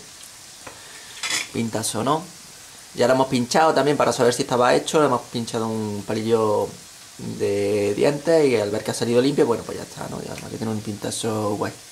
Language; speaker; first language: Spanish; native; Spanish